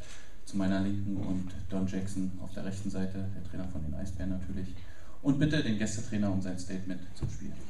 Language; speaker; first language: German; native; German